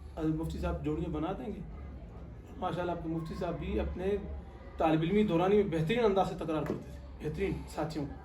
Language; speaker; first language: Urdu; non-native, local second language; Pashto